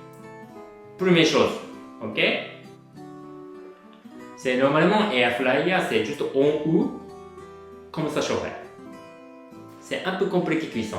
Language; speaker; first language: French; non-native, learner; Japanese